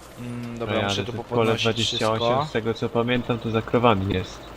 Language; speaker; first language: Polish; native; Polish